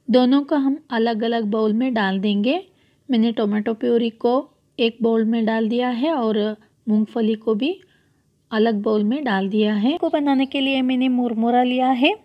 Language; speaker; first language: Hindi; non-native, local second language; Kannada